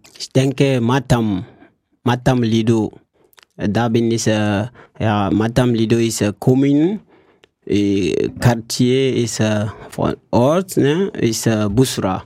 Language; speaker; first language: German; non-native, learner; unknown